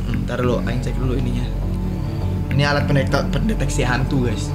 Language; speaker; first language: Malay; non-native, local second language; Sundanese